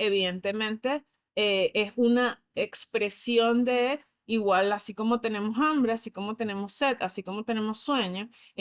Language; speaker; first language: Spanish; native; Spanish